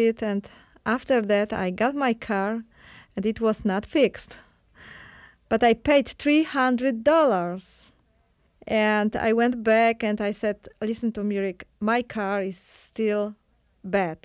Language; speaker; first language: English; non-native, learner; Polish